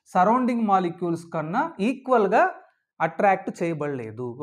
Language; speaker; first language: English; non-native, local second language; Telugu